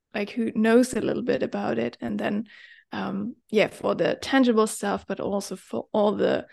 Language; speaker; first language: English; non-native, fluent; German